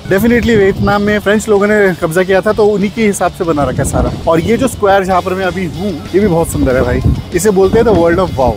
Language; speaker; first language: Hindi; native; Hindi